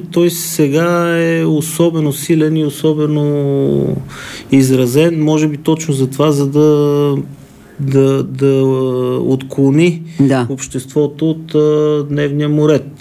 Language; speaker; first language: Bulgarian; native; Bulgarian